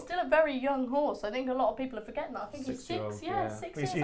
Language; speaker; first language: English; native; English